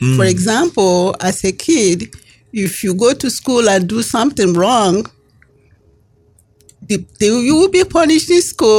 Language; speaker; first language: English; non-native, local second language; Igbo